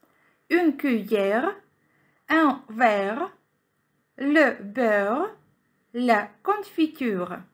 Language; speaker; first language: French; non-native, fluent; Ukrainian